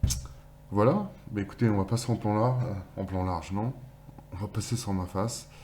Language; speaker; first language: French; native; French